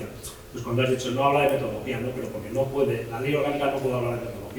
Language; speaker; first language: Spanish; native; Spanish